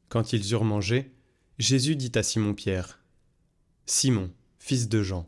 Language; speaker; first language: French; native; French